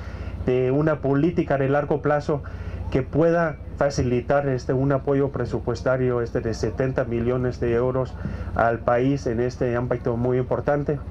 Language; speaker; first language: Spanish; non-native, fluent; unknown